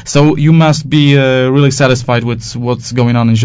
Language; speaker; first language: English; non-native, fluent; Polish